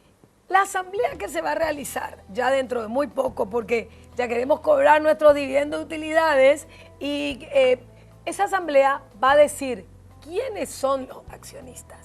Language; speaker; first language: Spanish; native; Spanish